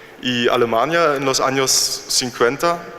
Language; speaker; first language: Spanish; non-native, fluent; German